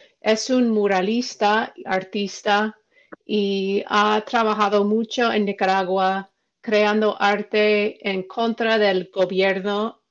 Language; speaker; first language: Spanish; non-native, fluent; English